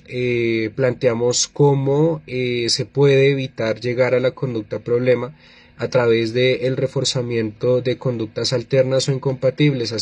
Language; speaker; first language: Spanish; native; Spanish